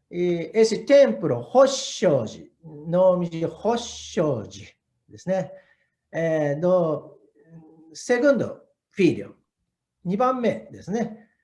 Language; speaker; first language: Portuguese; non-native, learner; Japanese